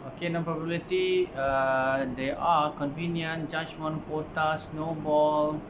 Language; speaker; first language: English; non-native, local second language; Malay